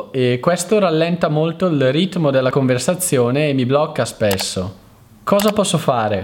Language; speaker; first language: Italian; native; Italian